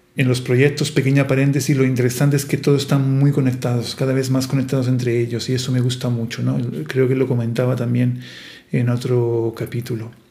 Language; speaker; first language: Spanish; non-native, fluent; Italian